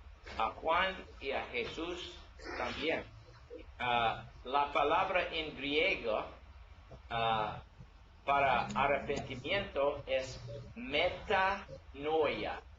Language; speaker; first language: Spanish; non-native, learner; English